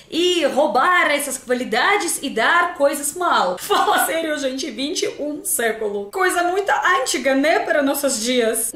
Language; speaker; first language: Portuguese; non-native, fluent; Russian